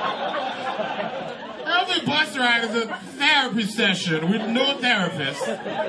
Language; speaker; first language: English; non-native, fluent; Haitian Creole